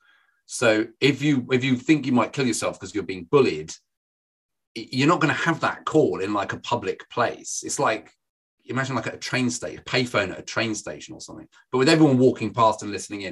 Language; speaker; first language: English; native; English